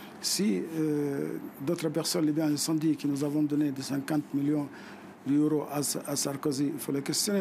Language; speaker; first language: French; non-native, fluent; Arabic